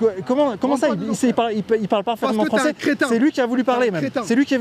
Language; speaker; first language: French; native; French